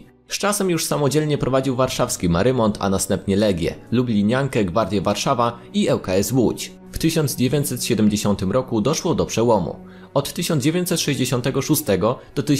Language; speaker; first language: Polish; native; Polish